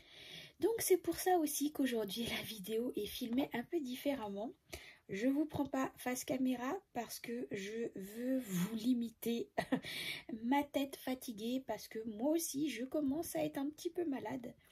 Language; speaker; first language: French; native; French